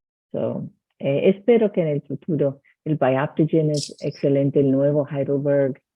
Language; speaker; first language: Spanish; early bilingual, heritage; Spanish